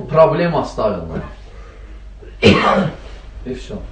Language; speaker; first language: Russian; non-native, learner; Azerbaijani